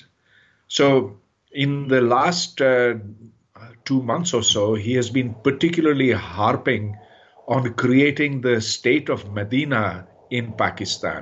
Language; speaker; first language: English; non-native, local second language; Urdu